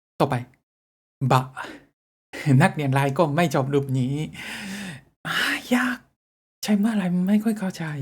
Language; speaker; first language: Thai; non-native, fluent; Japanese